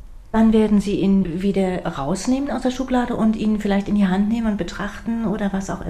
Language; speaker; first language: German; native; German